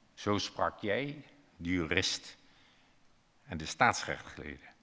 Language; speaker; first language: Dutch; native; Dutch